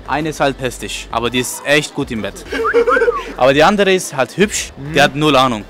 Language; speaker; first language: German; non-native, fluent; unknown